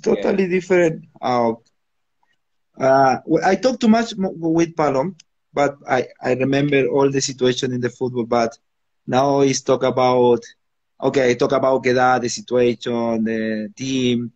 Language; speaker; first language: English; non-native, learner; Spanish